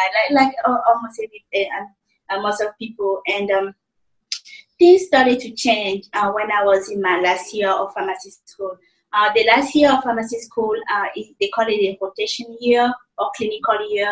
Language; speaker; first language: English; non-native, fluent; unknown